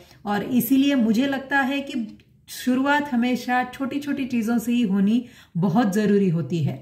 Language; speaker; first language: Hindi; non-native, local second language; Marathi